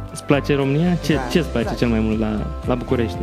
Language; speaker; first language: Romanian; native; Romanian